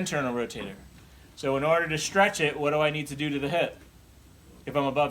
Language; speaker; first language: English; native; English